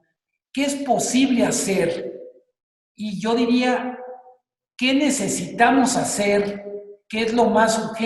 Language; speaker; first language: Spanish; native; Spanish